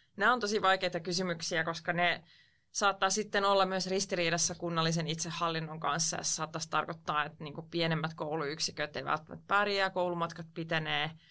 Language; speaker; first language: Finnish; non-native, local second language; Swedish